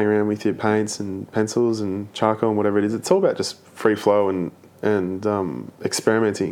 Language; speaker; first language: English; native; English